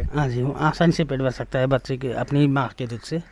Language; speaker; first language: Hindi; non-native, local second language; Nepali